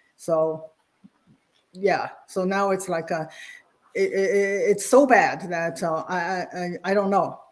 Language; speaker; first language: English; non-native, fluent; Chinese